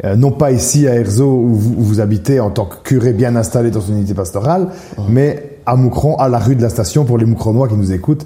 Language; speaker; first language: French; native; French